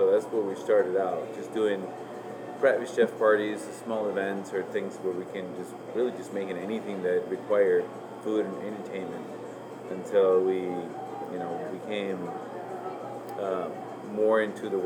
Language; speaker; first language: English; non-native, fluent; Spanish